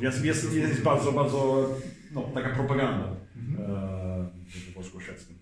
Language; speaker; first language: Polish; early bilingual, heritage; Swedish